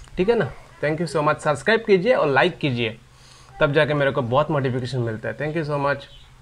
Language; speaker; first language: Hindi; non-native, local second language; Bangla